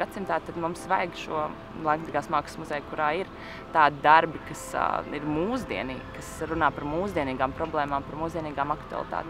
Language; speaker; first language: Latvian; native; Latvian